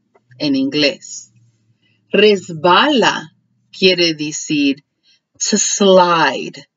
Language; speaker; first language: Spanish; early bilingual, heritage; Spanish